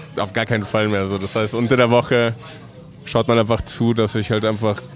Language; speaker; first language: German; non-native, fluent; Spanish